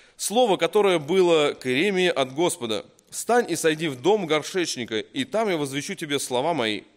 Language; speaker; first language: Russian; native; Russian